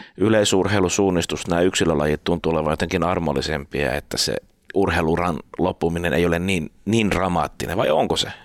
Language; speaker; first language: Finnish; native; Finnish